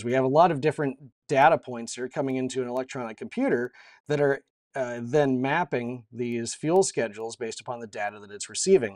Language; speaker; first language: English; native; English